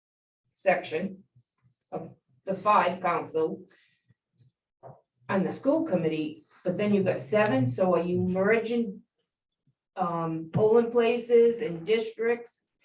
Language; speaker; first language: English; native; English